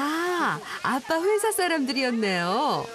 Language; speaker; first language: Korean; native; Korean